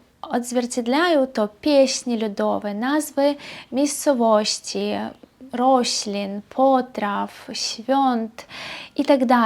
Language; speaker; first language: Polish; non-native, fluent; Belarusian